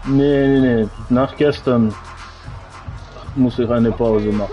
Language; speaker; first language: German; non-native, learner; Russian